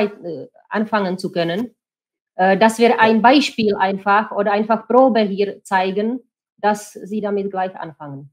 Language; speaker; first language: German; non-native, fluent; Czech